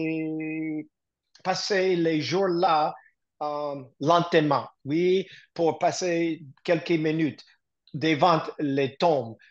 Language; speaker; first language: French; non-native, learner; English